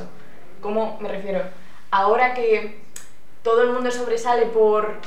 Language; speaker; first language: Spanish; non-native, fluent; Portuguese